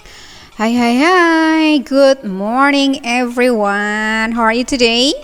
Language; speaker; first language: English; non-native, fluent; Indonesian